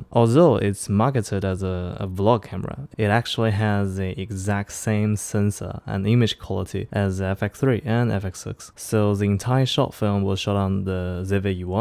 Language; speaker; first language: English; non-native, fluent; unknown